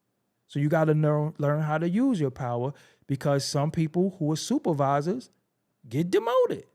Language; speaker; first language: English; native; English